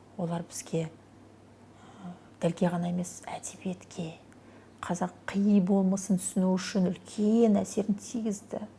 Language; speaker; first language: Kazakh; non-native, local second language; Russian